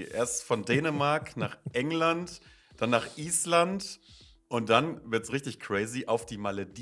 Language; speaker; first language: German; native; German